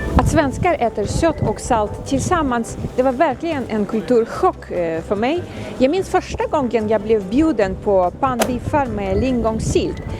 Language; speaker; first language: Swedish; non-native, fluent; Ukrainian